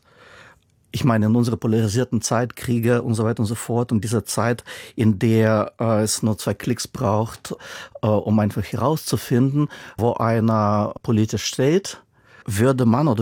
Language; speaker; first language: German; non-native, fluent; Russian